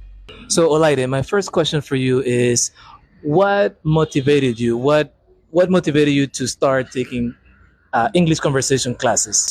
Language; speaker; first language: English; non-native, fluent; Spanish